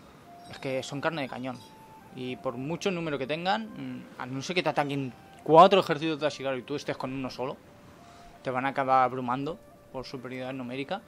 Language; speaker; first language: Spanish; native; Spanish